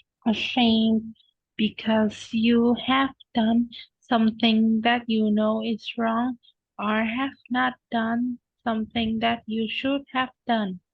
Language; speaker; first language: English; non-native, learner; Vietnamese